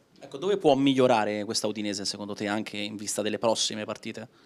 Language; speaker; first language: Italian; native; Italian